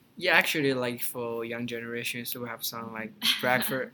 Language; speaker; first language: English; non-native, learner; Chinese